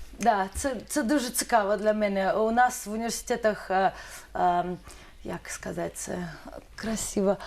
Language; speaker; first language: Ukrainian; non-native, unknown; Russian